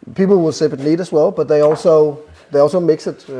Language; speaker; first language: English; non-native, fluent; Danish